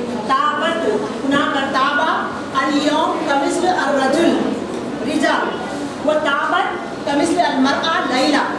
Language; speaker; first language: Arabic; non-native, learner; Urdu